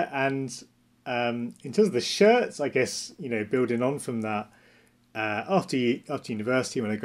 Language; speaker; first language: English; native; English